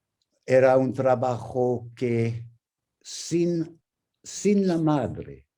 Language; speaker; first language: Spanish; non-native, fluent; English